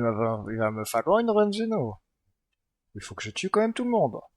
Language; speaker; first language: French; native; French